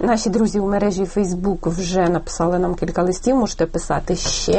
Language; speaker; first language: Ukrainian; native; Ukrainian